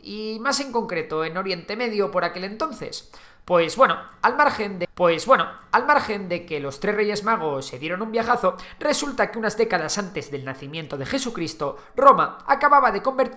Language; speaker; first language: Spanish; native; Spanish